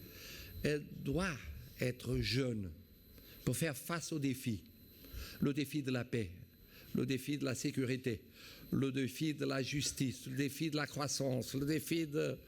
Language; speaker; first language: French; non-native, fluent; Portuguese